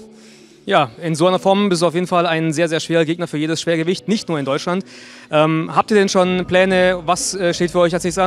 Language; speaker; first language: German; native; German